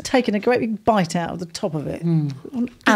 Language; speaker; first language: English; native; English